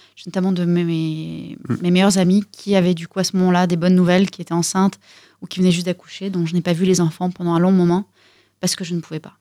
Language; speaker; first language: French; early bilingual, other home language; Russian